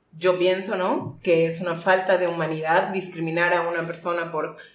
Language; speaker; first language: Spanish; native; Spanish